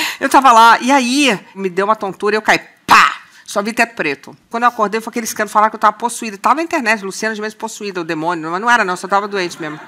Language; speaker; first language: Portuguese; native; Portuguese